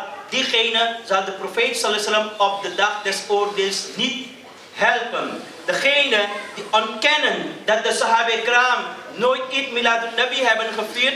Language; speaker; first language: Dutch; early bilingual, other home language; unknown